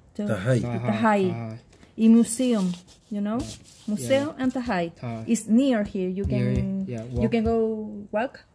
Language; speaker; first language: English; non-native, learner; Spanish